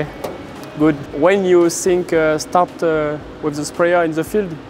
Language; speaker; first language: English; non-native, learner; French